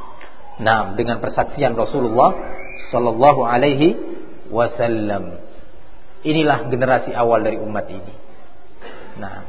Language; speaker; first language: Indonesian; native; Indonesian